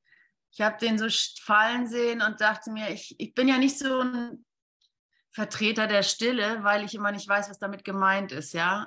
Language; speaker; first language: German; native; German